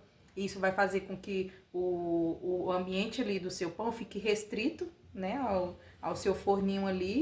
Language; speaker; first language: Portuguese; native; Portuguese